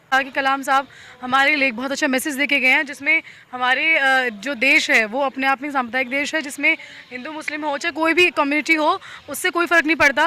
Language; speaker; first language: Hindi; native; Hindi